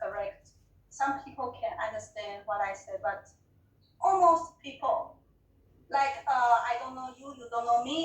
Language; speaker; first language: English; non-native, learner; Chinese